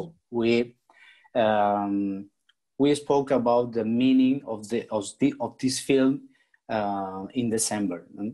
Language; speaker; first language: English; non-native, learner; Spanish